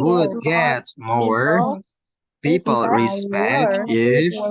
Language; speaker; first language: English; non-native, fluent; Indonesian